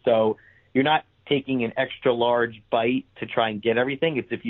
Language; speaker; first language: English; native; English